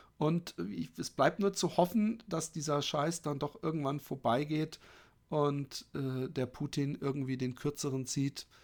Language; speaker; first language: German; native; German